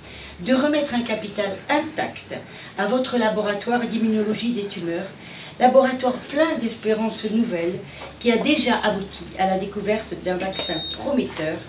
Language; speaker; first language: French; native; French